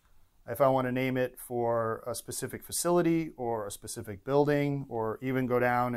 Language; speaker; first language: English; native; English